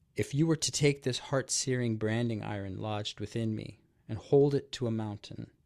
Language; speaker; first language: English; native; English